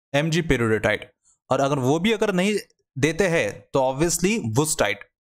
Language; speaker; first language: Hindi; non-native, local second language; Marathi